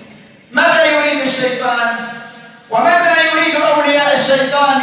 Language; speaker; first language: Arabic; native; Arabic